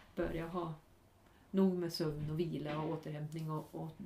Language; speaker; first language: Swedish; native; Swedish